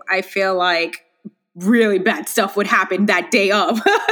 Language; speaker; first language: English; native; English